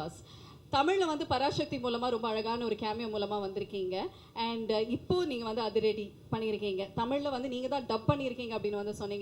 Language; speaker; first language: Tamil; native; Tamil